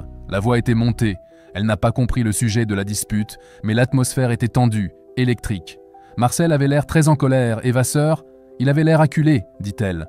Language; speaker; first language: French; native; French